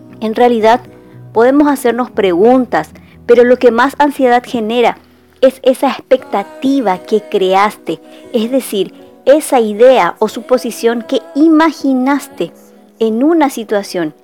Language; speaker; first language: Spanish; native; Spanish